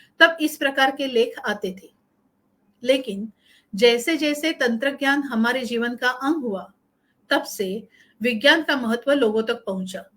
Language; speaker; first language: Hindi; non-native, local second language; Marathi